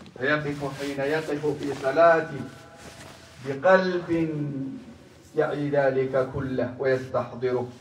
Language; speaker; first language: Arabic; non-native, local second language; Somali